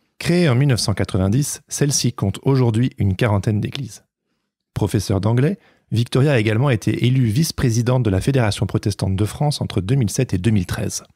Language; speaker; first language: French; native; French